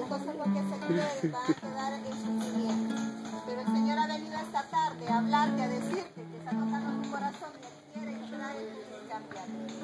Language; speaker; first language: Spanish; native; Spanish